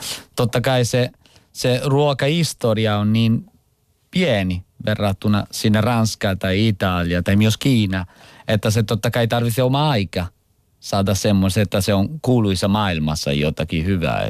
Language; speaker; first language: Finnish; non-native, local second language; Italian